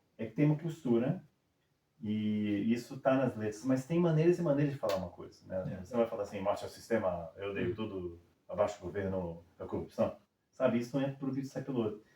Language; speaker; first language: Portuguese; early bilingual, other home language; English